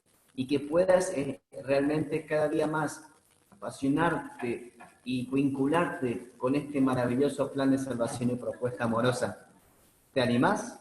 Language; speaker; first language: Spanish; native; Spanish